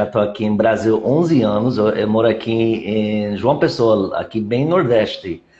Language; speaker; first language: Portuguese; non-native, fluent; English